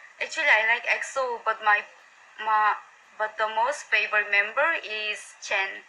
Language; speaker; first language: English; non-native, learner; Korean